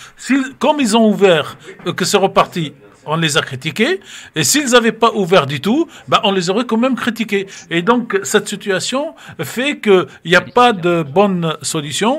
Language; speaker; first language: French; native; French